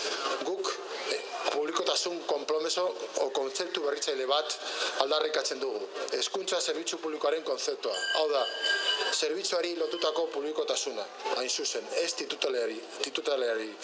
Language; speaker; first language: Basque; native; Basque